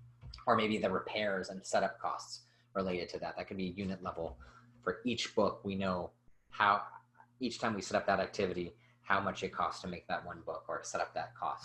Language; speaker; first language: English; native; English